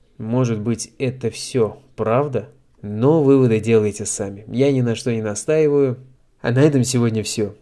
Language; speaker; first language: Russian; native; Russian